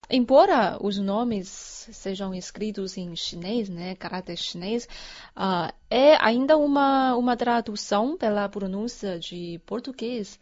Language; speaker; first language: Portuguese; non-native, fluent; Chinese